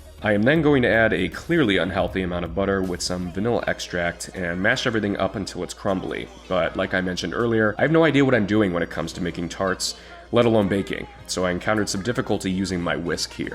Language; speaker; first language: English; native; English